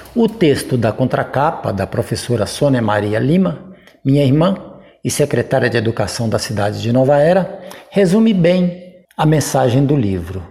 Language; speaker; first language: Portuguese; native; Portuguese